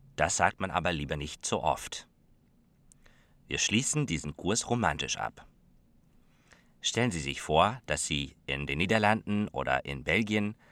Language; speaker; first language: German; non-native, fluent; Dutch